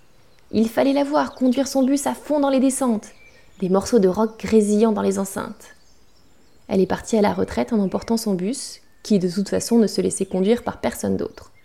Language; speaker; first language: French; native; French